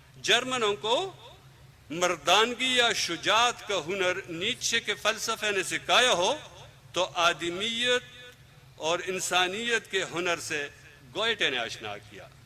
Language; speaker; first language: Urdu; non-native, local second language; Pashto